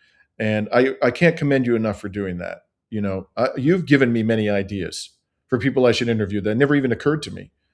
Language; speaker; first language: English; native; English